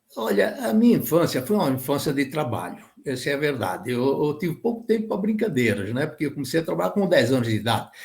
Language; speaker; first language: Portuguese; native; Portuguese